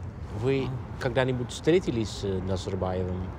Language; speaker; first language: Russian; non-native, learner; Dutch